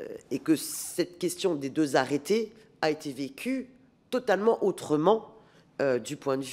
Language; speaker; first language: French; native; French